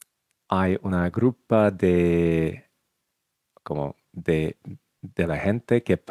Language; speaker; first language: Spanish; non-native, learner; Russian